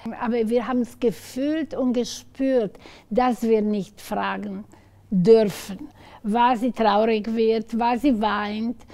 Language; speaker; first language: German; non-native, fluent; Slovak